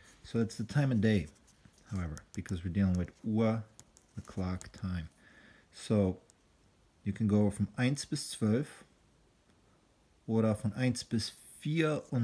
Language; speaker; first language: English; native; English